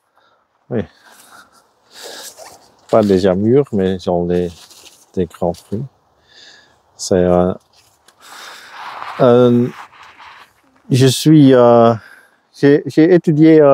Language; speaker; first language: French; non-native, local second language; Dutch